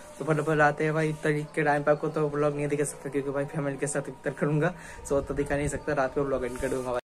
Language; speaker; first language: Hindi; non-native, local second language; Bangla